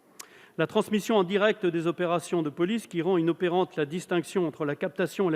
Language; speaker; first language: French; native; French